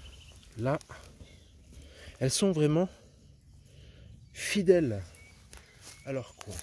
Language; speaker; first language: French; native; French